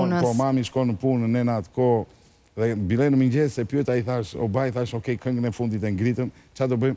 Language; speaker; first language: Albanian; native; Albanian